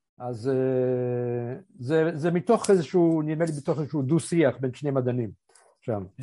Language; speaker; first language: Hebrew; early bilingual, other home language; Polish